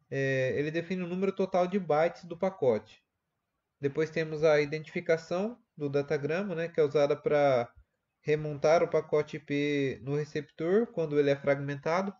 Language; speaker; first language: Portuguese; native; Portuguese